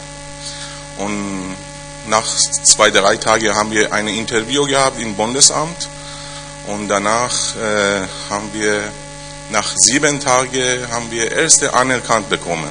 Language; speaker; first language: German; non-native, learner; Persian